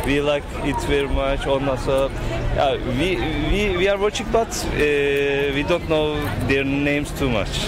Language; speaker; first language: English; non-native, learner; Turkish